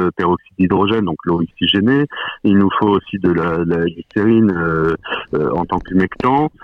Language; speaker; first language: French; native; French